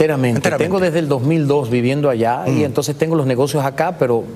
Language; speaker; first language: Spanish; early bilingual, heritage; Spanish